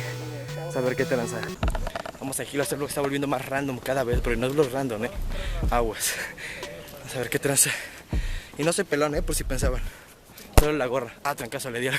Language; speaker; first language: Spanish; native; Spanish